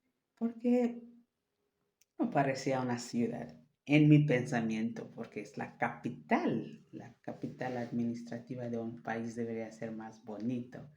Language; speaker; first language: Spanish; non-native, fluent; French